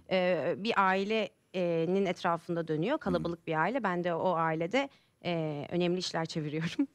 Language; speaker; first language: Turkish; native; Turkish